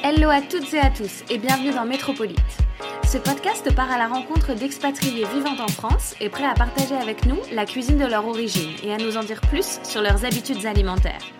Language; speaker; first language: French; native; French